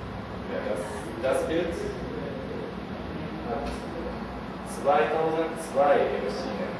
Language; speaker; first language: German; non-native, learner; Japanese